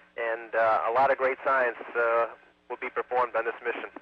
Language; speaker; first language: English; native; English